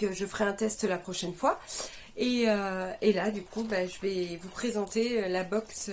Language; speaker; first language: French; native; French